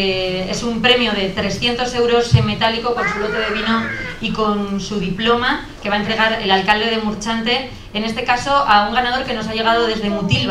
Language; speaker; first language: Spanish; native; Spanish